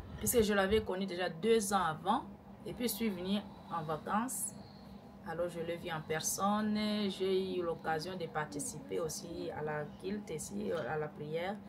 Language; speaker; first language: French; non-native, local second language; Lingala